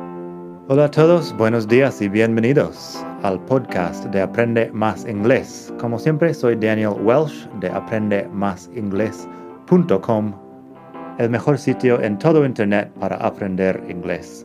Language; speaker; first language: Spanish; non-native, fluent; English